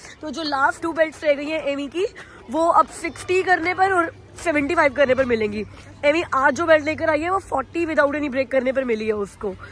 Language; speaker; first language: Hindi; native; Hindi